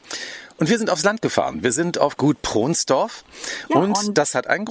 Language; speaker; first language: German; native; German